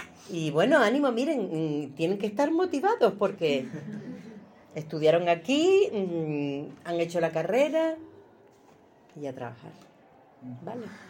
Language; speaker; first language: Spanish; native; Spanish